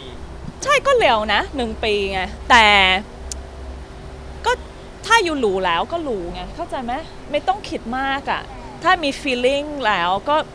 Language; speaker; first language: Thai; non-native, learner; English